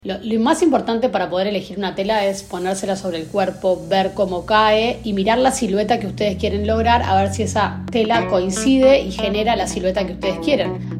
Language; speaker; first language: Spanish; native; Spanish